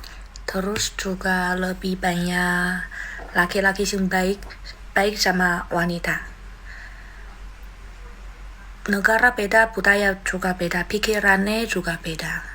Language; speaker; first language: Indonesian; non-native, learner; Chinese